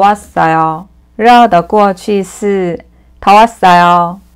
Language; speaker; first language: Korean; non-native, learner; Chinese